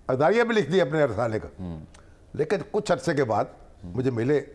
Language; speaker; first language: Urdu; native; Urdu